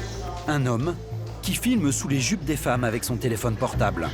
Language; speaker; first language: French; native; French